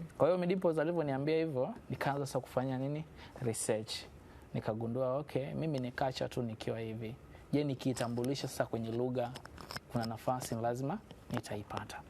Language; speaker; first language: Swahili; non-native, local second language; Masai